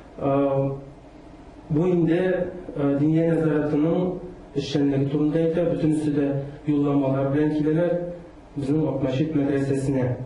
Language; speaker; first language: Tatar; native; Tatar